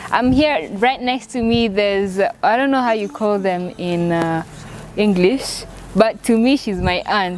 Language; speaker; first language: English; non-native, local second language; Kinyarwanda